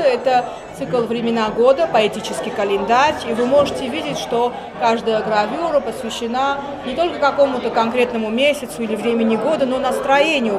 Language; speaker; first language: Russian; native; Russian